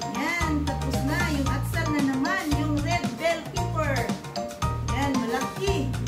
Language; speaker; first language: Filipino; non-native, local second language; Cebuano